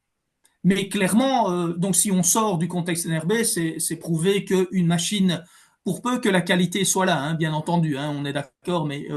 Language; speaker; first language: French; native; French